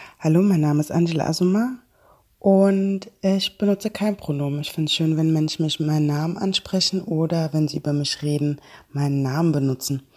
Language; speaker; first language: German; non-native, fluent; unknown